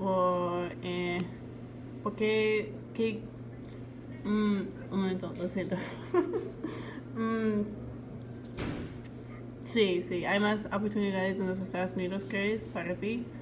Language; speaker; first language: Spanish; non-native, learner; English